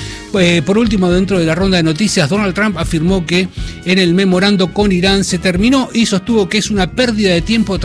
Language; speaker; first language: Spanish; native; Spanish